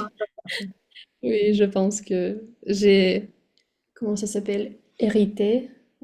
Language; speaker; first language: French; non-native, fluent; Russian